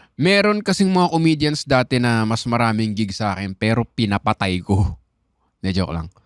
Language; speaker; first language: Filipino; native; Filipino